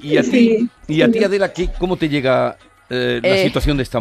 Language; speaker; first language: Spanish; native; Spanish